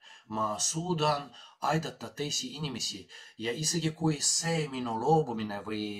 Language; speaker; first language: Estonian; non-native, fluent; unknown